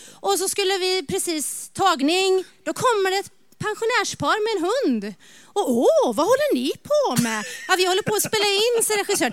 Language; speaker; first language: Swedish; native; Swedish